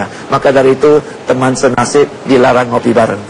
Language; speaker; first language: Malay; non-native, local second language; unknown